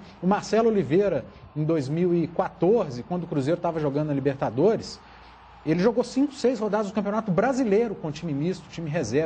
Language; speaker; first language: Portuguese; native; Portuguese